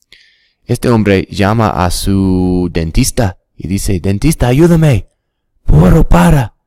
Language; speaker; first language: Spanish; non-native, fluent; English